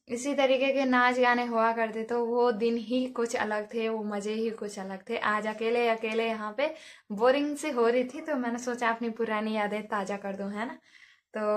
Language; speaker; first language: Hindi; native; Hindi